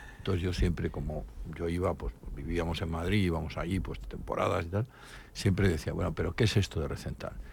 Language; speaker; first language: Spanish; native; Spanish